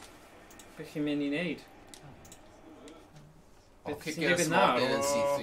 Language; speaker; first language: Welsh; native; Welsh